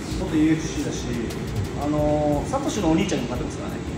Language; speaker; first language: Japanese; native; Japanese